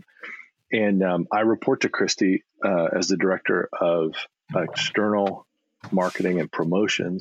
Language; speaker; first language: English; native; English